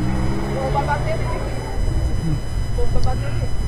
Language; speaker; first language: Portuguese; native; Portuguese